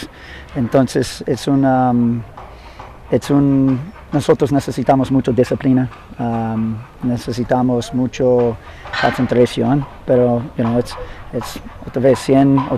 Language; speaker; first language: Spanish; non-native, learner; English